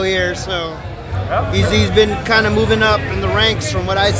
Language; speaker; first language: English; native; English